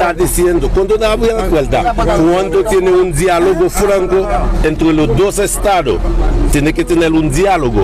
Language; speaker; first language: Spanish; non-native, local second language; Haitian Creole